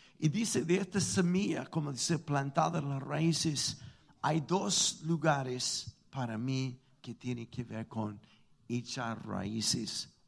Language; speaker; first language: Spanish; non-native, fluent; English